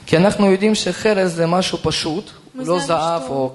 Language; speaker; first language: Hebrew; non-native, fluent; Russian